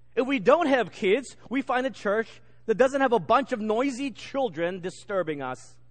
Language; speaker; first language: English; native; English